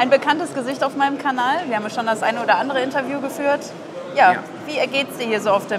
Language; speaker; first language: German; native; German